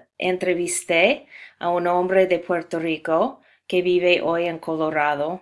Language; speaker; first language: Spanish; non-native, fluent; English